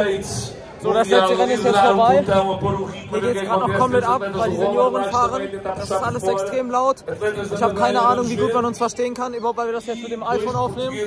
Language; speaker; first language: German; native; German